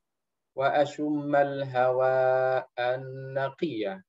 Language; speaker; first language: Arabic; non-native, fluent; Indonesian